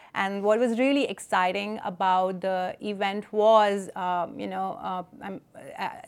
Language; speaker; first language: English; non-native, local second language; Hindi